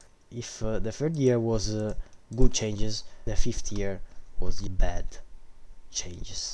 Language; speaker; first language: English; non-native, fluent; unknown